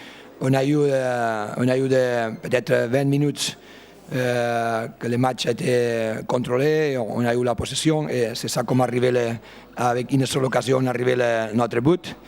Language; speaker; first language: French; non-native, fluent; Spanish